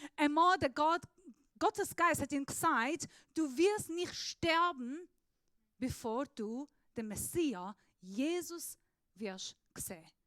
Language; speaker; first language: German; non-native, fluent; Persian